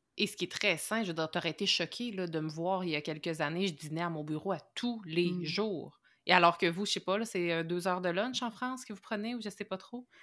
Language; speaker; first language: French; native; French